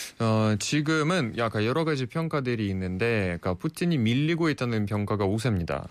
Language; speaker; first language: Korean; non-native, fluent; Russian